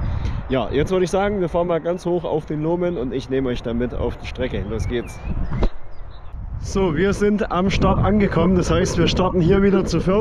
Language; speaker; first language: German; native; German